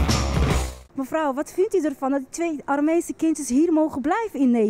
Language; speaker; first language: Dutch; native; Dutch